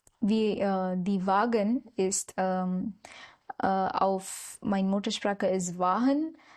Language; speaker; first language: German; non-native, learner; Marathi